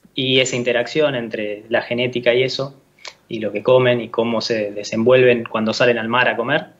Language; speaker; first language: Spanish; native; Spanish